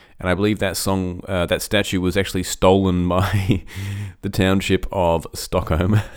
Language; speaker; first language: English; native; English